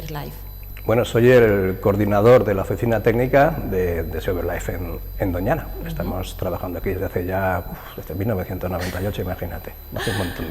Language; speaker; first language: Spanish; native; Spanish